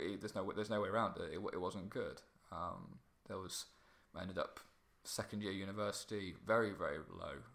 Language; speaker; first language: English; native; English